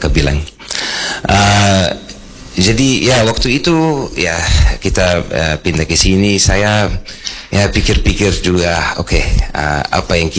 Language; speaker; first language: Indonesian; non-native, fluent; Arabic